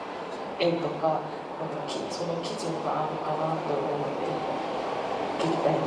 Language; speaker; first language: Japanese; non-native, learner; Korean